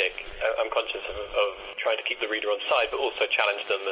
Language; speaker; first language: English; native; English